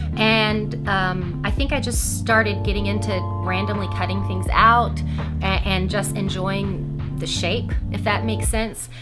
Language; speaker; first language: English; native; English